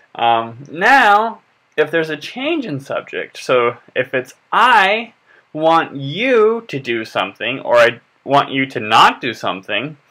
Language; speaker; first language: English; native; English